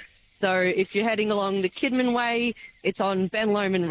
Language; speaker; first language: English; native; English